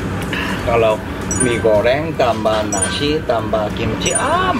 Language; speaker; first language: Indonesian; non-native, fluent; Korean